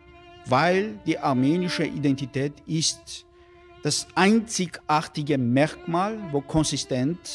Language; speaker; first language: German; non-native, fluent; Armenian